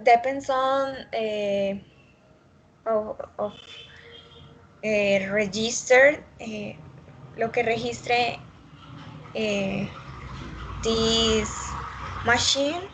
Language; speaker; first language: English; non-native, learner; Spanish